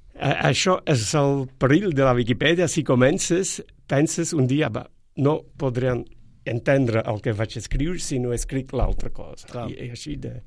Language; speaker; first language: Catalan; non-native, fluent; Dutch